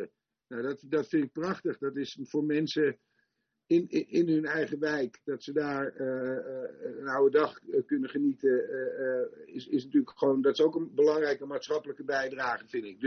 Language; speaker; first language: Dutch; native; Dutch